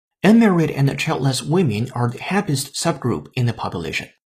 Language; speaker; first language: English; non-native, fluent; Chinese